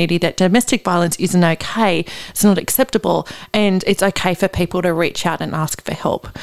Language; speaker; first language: English; native; English